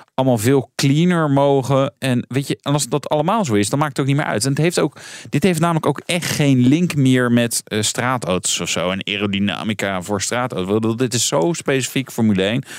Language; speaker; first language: Dutch; native; Dutch